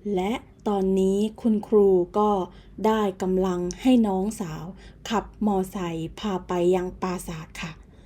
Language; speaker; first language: Thai; native; Thai